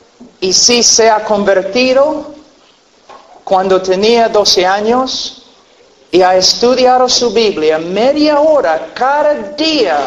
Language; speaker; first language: Spanish; non-native, fluent; English